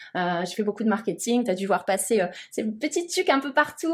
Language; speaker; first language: French; native; French